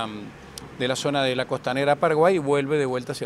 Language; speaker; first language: Spanish; native; Spanish